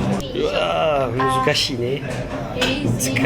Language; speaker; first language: Japanese; non-native, learner; French